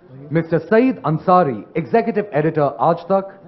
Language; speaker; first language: English; non-native, local second language; Hindi